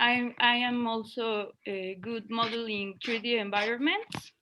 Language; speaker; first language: English; non-native, learner; Spanish